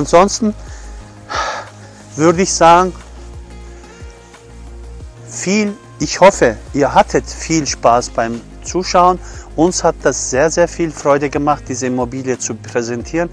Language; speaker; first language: German; non-native, fluent; Turkish